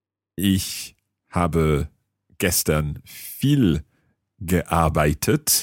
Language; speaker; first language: German; non-native, learner; English